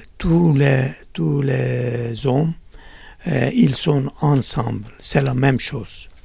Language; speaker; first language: French; non-native, learner; Kurdish